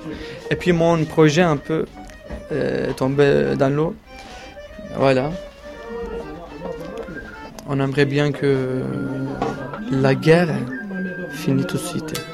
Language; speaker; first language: French; non-native, learner; Kurdish